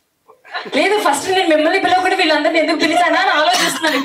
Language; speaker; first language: Telugu; native; Telugu